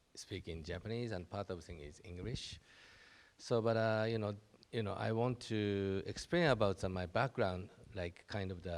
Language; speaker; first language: English; non-native, learner; Japanese